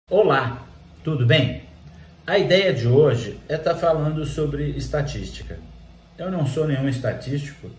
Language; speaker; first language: Portuguese; native; Portuguese